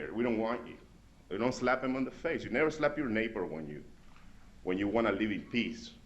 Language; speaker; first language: English; non-native, fluent; Spanish